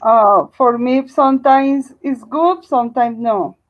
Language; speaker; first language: English; non-native, learner; Spanish